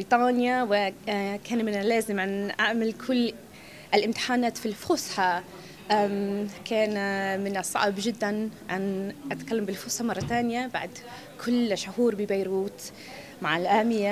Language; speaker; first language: Arabic; non-native, fluent; English